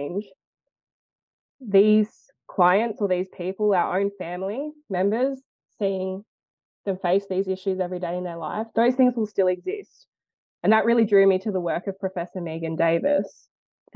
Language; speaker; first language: English; native; English